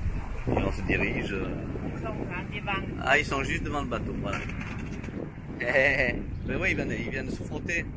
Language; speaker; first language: French; native; French